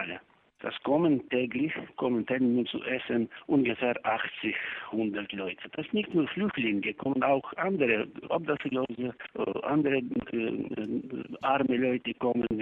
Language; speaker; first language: German; non-native, learner; Ukrainian